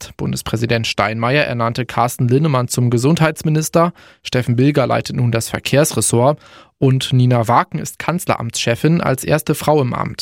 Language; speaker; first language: German; native; German